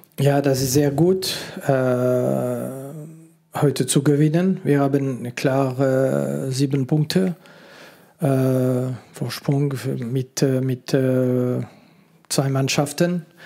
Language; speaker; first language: German; non-native, local second language; French